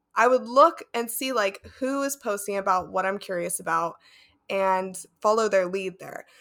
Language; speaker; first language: English; native; English